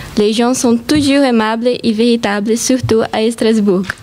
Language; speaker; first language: French; non-native, learner; Portuguese